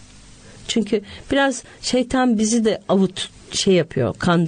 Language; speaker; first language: Turkish; native; Turkish